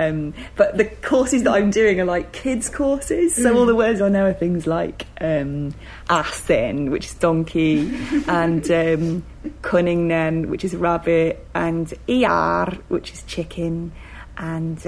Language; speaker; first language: English; native; English